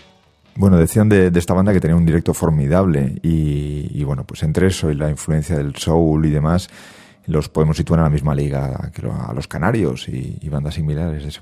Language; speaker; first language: Spanish; native; Spanish